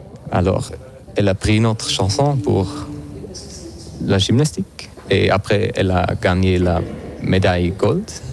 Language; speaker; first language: French; non-native, learner; Swiss German